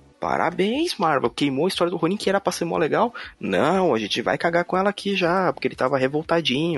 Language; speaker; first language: Portuguese; native; Portuguese